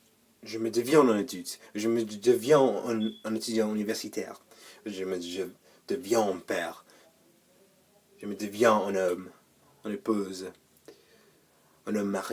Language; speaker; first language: French; non-native, learner; English